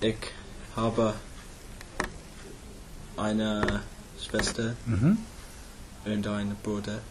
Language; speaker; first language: German; non-native, learner; English